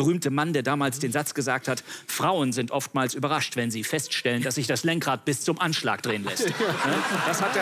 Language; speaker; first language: German; native; German